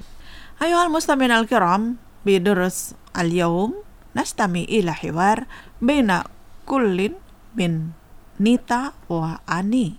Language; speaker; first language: Arabic; non-native, fluent; Indonesian